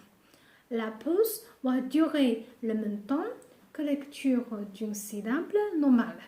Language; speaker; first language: French; non-native, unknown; Japanese